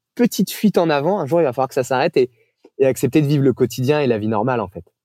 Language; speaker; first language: French; native; French